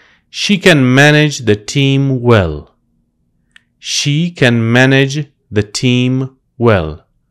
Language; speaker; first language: English; non-native, fluent; Persian